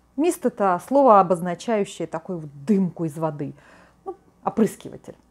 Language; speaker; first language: Russian; native; Russian